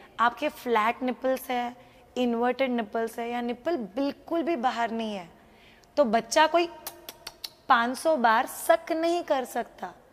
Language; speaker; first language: Hindi; non-native, local second language; Marathi